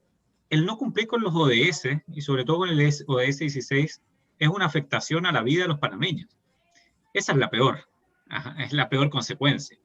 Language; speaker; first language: Spanish; native; Spanish